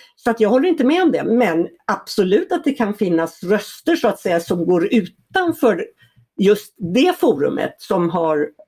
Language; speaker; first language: Swedish; native; Swedish